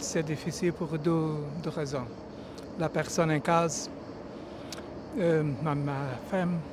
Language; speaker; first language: French; non-native, learner; Portuguese